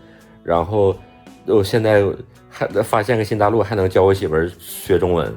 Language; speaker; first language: Chinese; native; Chinese